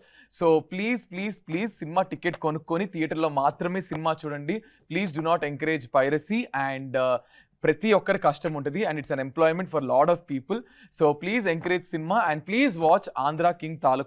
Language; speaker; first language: Telugu; native; Telugu